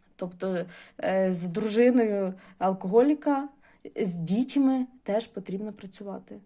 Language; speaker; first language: Ukrainian; non-native, local second language; Russian